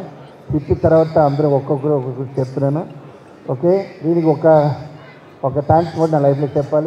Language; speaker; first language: Telugu; non-native, learner; Tamil